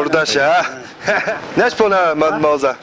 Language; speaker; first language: Chinese; native; Chinese